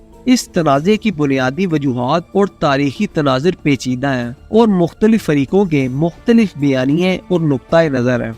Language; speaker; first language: Urdu; native; Urdu